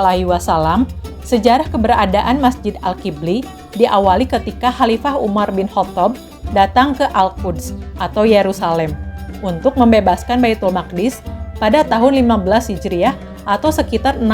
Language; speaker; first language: Indonesian; native; Indonesian